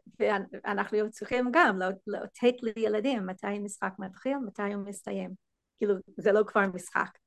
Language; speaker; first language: Hebrew; non-native, fluent; English